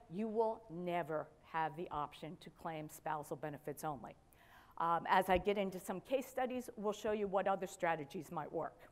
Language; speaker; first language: English; native; English